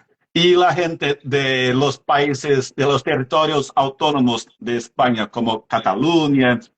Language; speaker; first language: Spanish; non-native, fluent; Portuguese